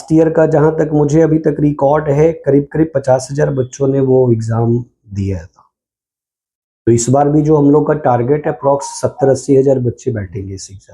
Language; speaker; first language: Hindi; native; Hindi